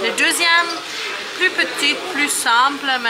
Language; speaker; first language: French; non-native, learner; Italian